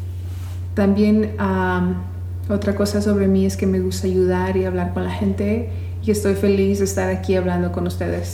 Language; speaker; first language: Spanish; early bilingual, other home language; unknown